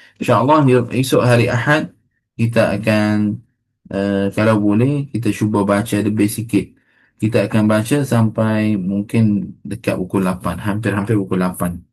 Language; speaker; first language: Malay; non-native, fluent; Arabic